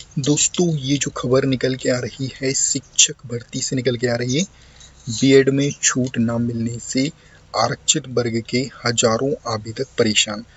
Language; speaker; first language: Hindi; native; Hindi